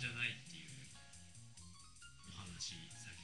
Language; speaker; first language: Japanese; native; Japanese